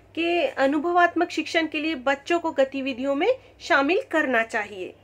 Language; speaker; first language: Hindi; native; Hindi